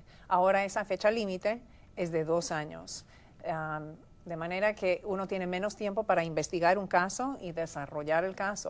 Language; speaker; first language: Spanish; native; Spanish